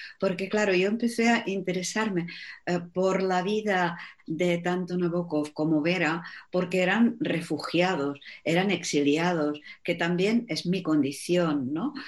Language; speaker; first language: Spanish; non-native, fluent; Czech